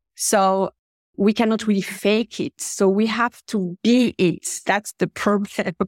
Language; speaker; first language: English; non-native, fluent; French